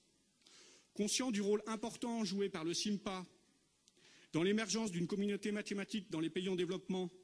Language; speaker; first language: French; native; French